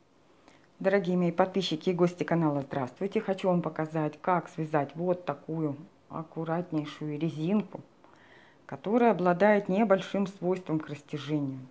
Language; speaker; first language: Russian; native; Russian